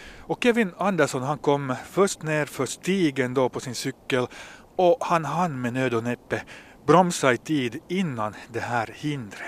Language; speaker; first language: Swedish; native; Swedish